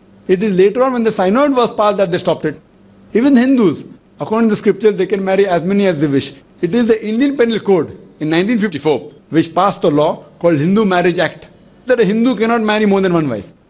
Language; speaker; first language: English; non-native, local second language; Urdu